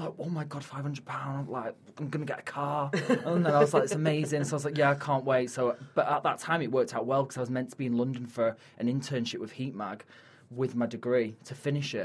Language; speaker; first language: English; native; English